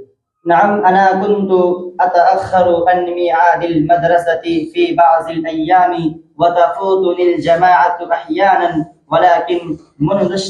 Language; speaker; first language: Arabic; non-native, learner; Urdu